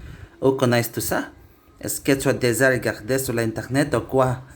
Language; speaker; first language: French; non-native, learner; Indonesian